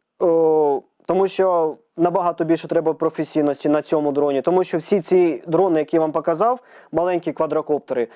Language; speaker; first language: Ukrainian; native; Ukrainian